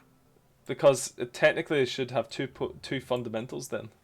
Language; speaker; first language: English; native; English